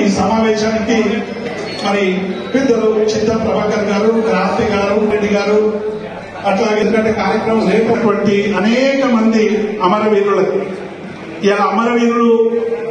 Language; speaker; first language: Telugu; native; Telugu